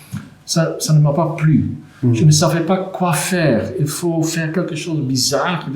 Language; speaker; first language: French; non-native, local second language; Dutch